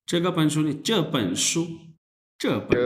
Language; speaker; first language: Chinese; non-native, fluent; Urdu